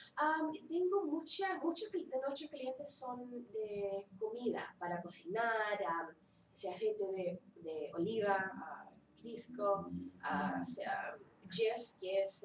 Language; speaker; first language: Spanish; early bilingual, heritage; Spanish